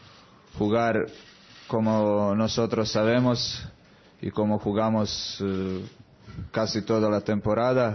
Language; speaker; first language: Spanish; non-native, fluent; Croatian